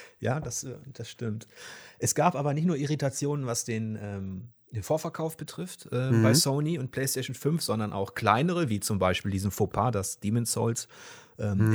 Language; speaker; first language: German; native; German